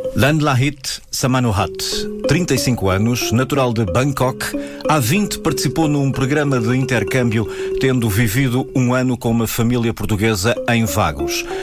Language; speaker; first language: Portuguese; native; Portuguese